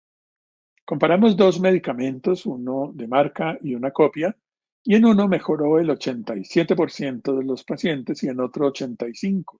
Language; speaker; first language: Spanish; native; Spanish